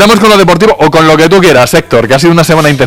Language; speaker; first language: Spanish; native; Spanish